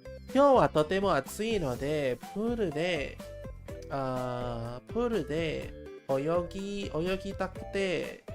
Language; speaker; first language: Japanese; non-native, learner; English